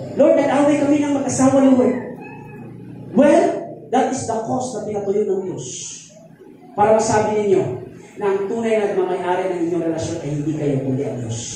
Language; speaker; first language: Filipino; non-native, local second language; Cebuano